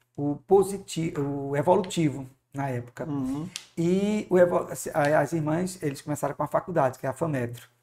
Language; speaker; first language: Portuguese; native; Portuguese